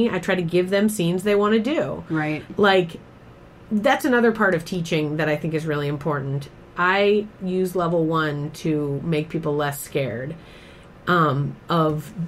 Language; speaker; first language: English; native; English